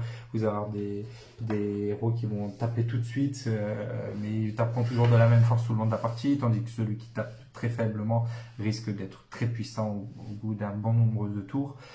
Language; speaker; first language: French; native; French